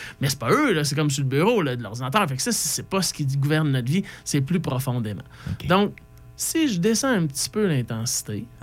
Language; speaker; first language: French; native; French